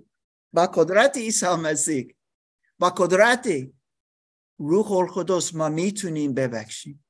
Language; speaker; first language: Persian; non-native, learner; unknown